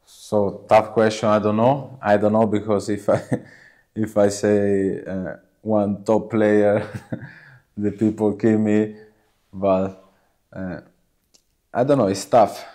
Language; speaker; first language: English; non-native, learner; Italian